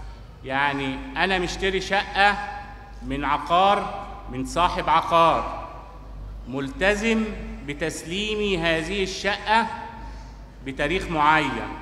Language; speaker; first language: Arabic; native; Arabic